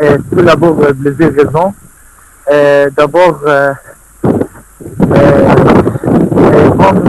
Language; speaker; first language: French; non-native, learner; Arabic